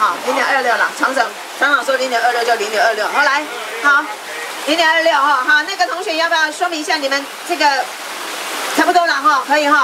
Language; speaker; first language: Chinese; native; Chinese